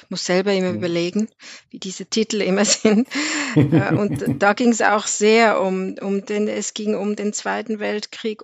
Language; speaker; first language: German; native; German